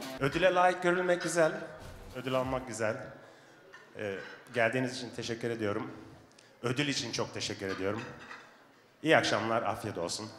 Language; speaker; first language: Turkish; native; Turkish